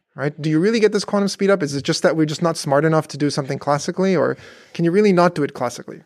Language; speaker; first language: English; native; English